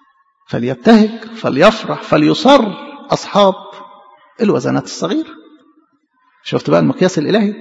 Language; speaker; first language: Arabic; native; Arabic